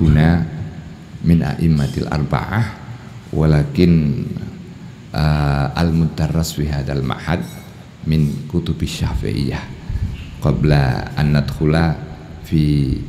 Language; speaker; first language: Arabic; non-native, learner; Indonesian